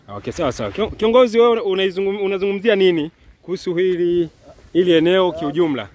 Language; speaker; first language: Swahili; native; Swahili